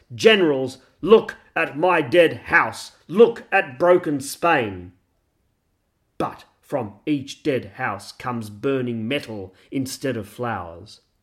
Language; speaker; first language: English; native; English